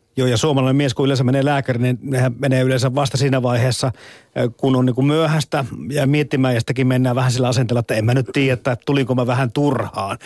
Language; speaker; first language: Finnish; native; Finnish